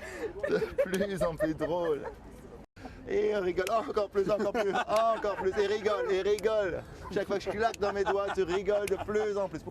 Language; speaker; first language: French; native; French